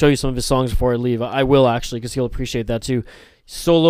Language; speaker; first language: English; native; English